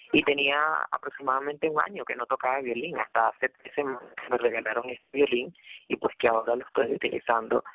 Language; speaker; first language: Spanish; native; Spanish